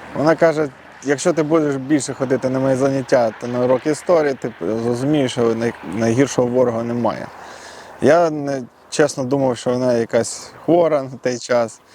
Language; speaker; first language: Ukrainian; non-native, local second language; Russian